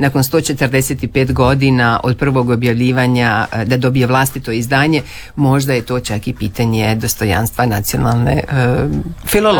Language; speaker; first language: Serbian; native; Serbian